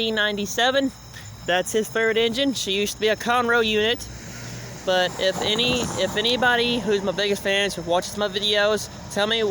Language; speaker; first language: English; native; English